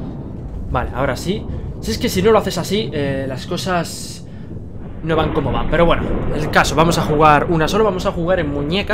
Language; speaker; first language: Spanish; native; Spanish